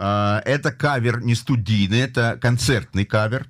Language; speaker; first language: Russian; native; Russian